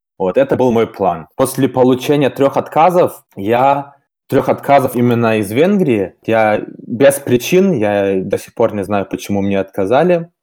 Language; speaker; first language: Russian; early bilingual, heritage; German